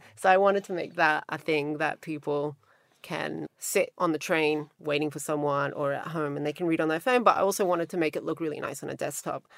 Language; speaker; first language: English; native; English